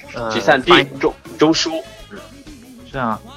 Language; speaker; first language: Chinese; non-native, fluent; Morisyen